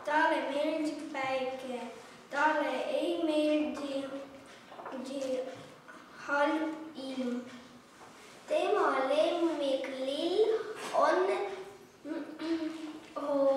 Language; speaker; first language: Estonian; non-native, local second language; Russian